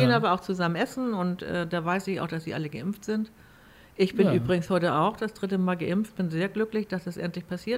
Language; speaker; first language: German; native; German